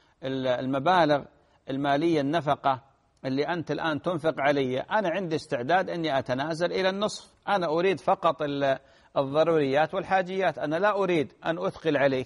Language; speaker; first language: Arabic; native; Arabic